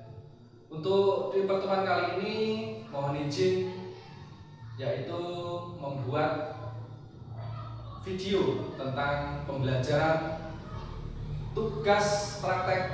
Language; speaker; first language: Indonesian; native; Indonesian